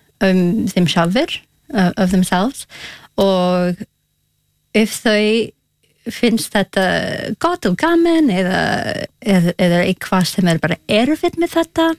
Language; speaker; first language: Icelandic; non-native, learner; Spanish